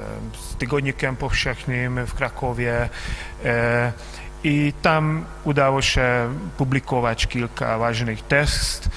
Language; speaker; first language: Polish; non-native, fluent; Hungarian